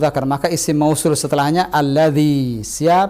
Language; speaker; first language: Indonesian; native; Indonesian